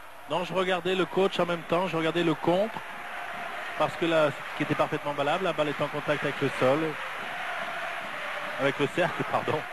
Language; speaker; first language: French; native; French